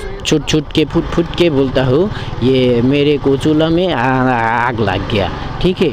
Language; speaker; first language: Hindi; non-native, learner; Bangla